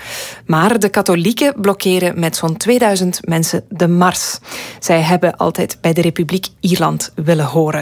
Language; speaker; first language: Dutch; native; Dutch